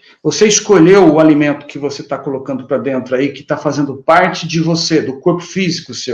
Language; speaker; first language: Portuguese; native; Portuguese